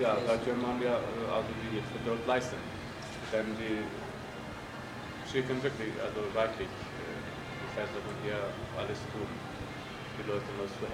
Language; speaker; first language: German; non-native, learner; Turkish